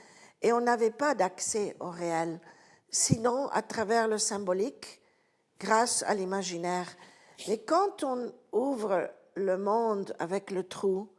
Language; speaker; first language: French; non-native, fluent; Italian